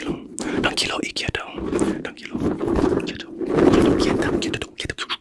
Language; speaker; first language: Spanish; non-native, fluent; English